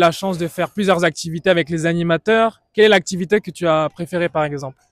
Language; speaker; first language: French; native; French